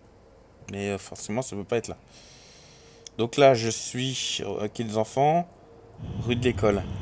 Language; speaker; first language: French; native; French